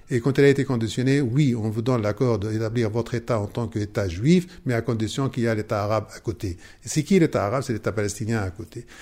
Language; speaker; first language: French; non-native, fluent; Arabic